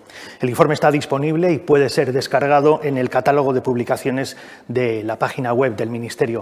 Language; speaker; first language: Spanish; native; Spanish